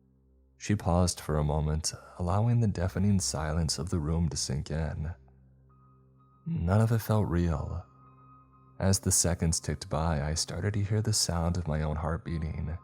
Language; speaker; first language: English; native; English